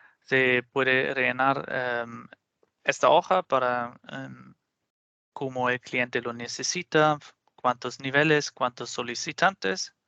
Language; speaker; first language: Spanish; non-native, fluent; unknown